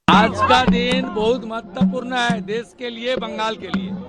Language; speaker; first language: Hindi; non-native, local second language; Bangla